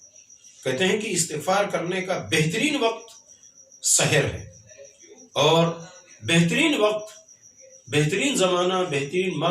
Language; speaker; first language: Urdu; native; Urdu